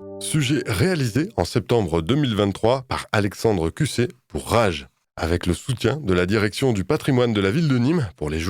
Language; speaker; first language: French; native; French